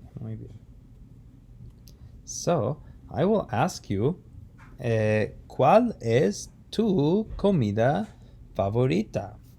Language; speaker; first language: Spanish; non-native, fluent; English